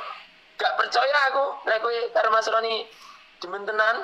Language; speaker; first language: Indonesian; native; Indonesian